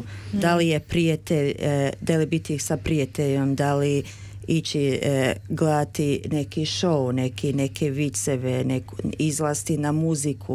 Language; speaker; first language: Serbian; early bilingual, heritage; Serbian